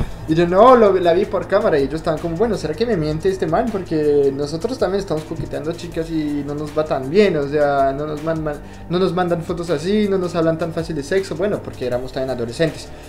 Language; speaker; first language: Spanish; non-native, fluent; French